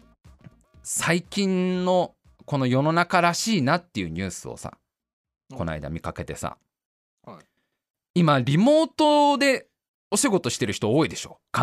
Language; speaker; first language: Japanese; native; Japanese